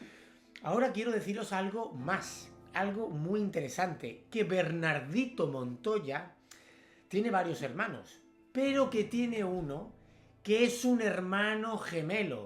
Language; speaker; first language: Spanish; native; Spanish